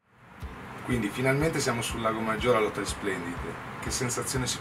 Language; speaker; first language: Italian; native; Italian